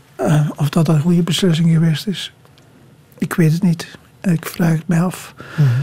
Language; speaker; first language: Dutch; native; Dutch